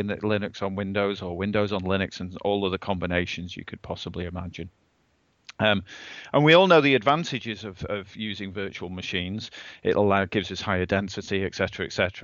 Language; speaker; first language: English; native; English